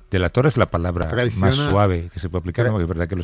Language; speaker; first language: Spanish; native; Spanish